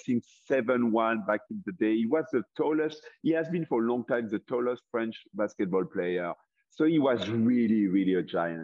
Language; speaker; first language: English; non-native, fluent; French